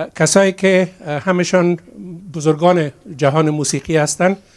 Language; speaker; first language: Persian; native; Persian